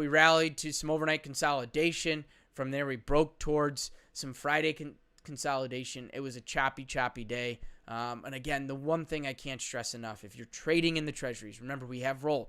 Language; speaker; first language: English; native; English